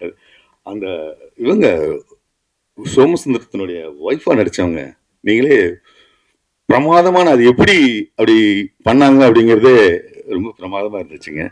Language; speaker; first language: Tamil; native; Tamil